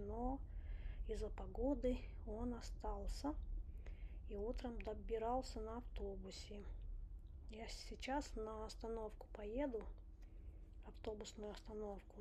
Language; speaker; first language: Russian; non-native, local second language; Romanian